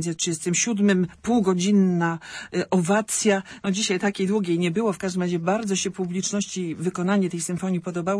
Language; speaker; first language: Polish; native; Polish